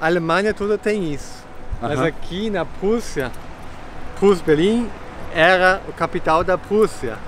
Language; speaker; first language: Portuguese; non-native, fluent; German